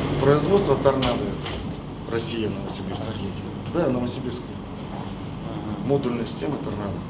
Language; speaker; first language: Russian; native; Russian